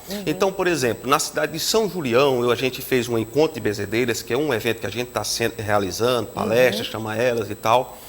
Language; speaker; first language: Portuguese; native; Portuguese